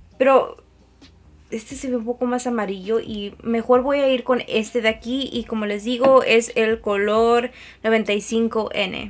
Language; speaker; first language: Spanish; early bilingual, heritage; Spanish